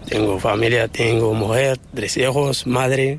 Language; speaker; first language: Spanish; non-native, learner; Arabic